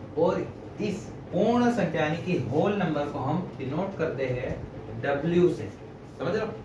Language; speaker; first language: Hindi; non-native, local second language; Gujarati